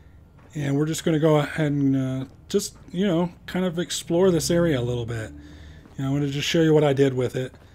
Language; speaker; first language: English; native; English